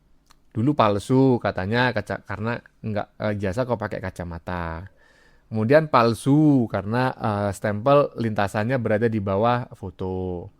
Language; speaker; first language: Indonesian; native; Indonesian